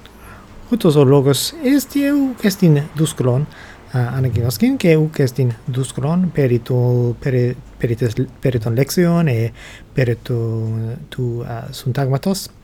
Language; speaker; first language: Greek; non-native, learner; English